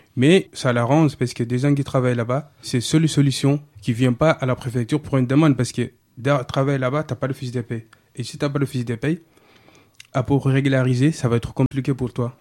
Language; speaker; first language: French; non-native, fluent; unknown